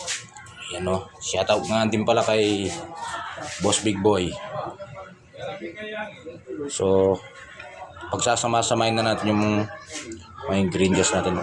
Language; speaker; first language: Filipino; non-native, local second language; Pampanga